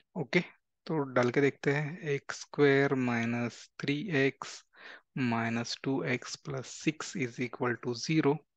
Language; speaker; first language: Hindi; non-native, local second language; Marathi